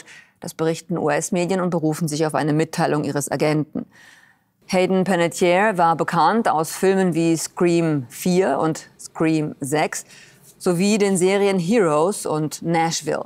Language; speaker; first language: German; native; German